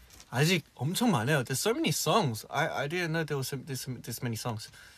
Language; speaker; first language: English; early bilingual, other home language; Korean